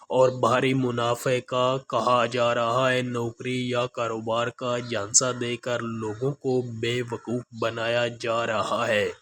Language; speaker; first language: Urdu; non-native, local second language; Punjabi